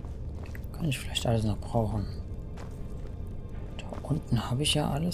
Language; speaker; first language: German; native; German